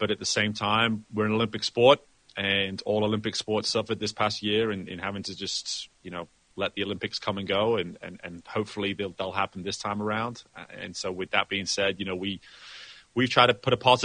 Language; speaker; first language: English; native; English